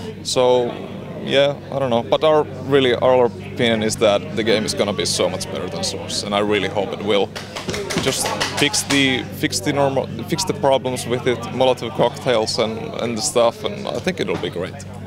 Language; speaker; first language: English; non-native, fluent; Finnish